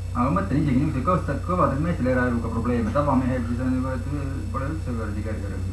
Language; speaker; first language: Estonian; native; Estonian